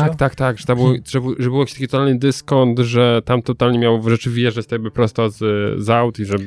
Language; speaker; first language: Polish; native; Polish